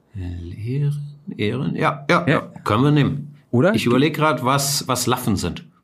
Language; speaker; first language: German; native; German